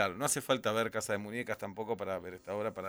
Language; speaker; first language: Spanish; native; Spanish